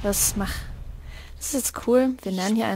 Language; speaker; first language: German; native; German